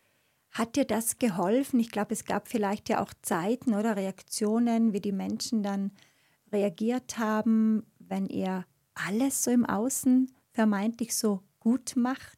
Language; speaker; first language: German; native; German